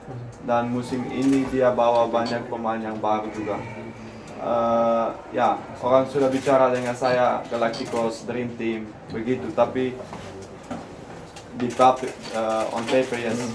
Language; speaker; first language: Indonesian; non-native, learner; Dutch